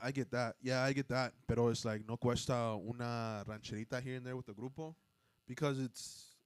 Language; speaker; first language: English; early bilingual, other home language; Spanish